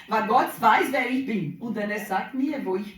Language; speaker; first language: German; non-native, learner; Portuguese